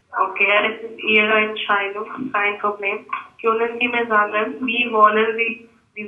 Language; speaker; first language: German; non-native, learner; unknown